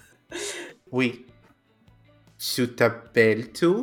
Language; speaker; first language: French; non-native, learner; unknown